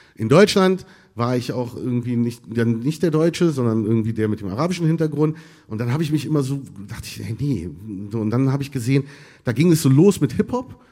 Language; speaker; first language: German; early bilingual, other home language; Arabic